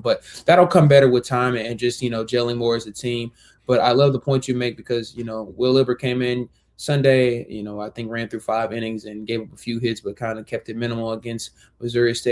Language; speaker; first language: English; native; English